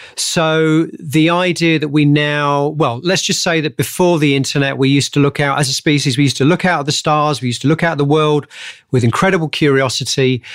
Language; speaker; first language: English; native; English